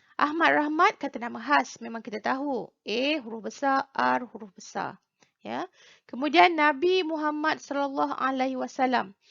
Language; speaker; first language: Malay; native; Malay